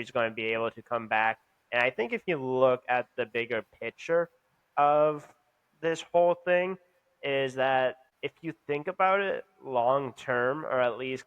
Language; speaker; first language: English; native; English